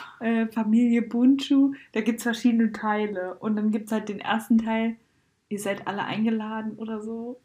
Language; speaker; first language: German; native; German